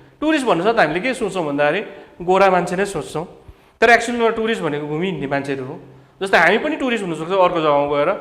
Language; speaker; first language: Nepali; native; Nepali